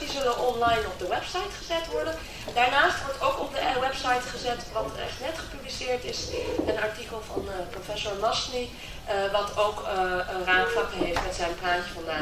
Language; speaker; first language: Dutch; native; Dutch